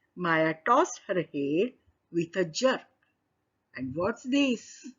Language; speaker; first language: English; non-native, local second language; Marathi